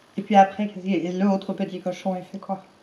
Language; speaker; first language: French; native; French